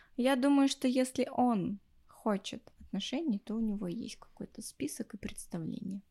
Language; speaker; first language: Russian; native; Russian